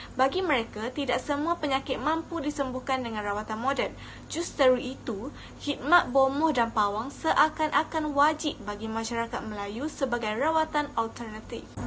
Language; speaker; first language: Malay; native; Malay